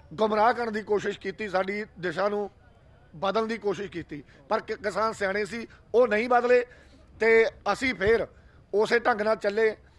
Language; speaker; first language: Punjabi; native; Punjabi